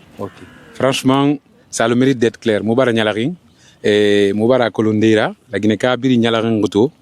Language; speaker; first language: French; non-native, local second language; Fula